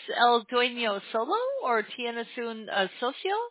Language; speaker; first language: Spanish; non-native, learner; English